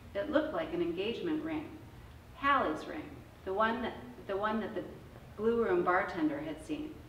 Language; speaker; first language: English; native; English